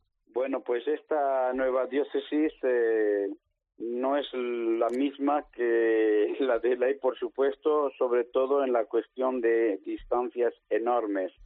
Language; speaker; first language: Spanish; native; Spanish